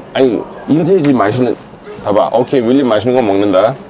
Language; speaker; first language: Korean; non-native, fluent; English